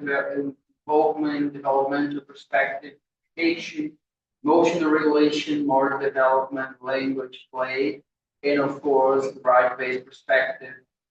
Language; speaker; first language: English; non-native, fluent; Portuguese